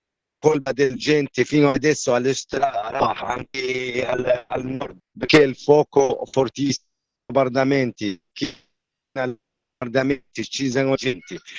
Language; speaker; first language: Italian; non-native, learner; Arabic